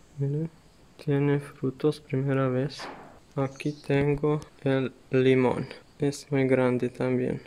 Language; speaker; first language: Spanish; non-native, learner; Serbian